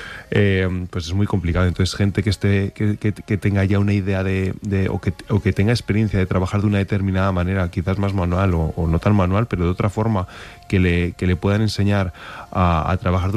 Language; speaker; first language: Spanish; native; Spanish